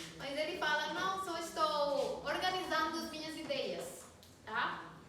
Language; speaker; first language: Portuguese; non-native, fluent; Spanish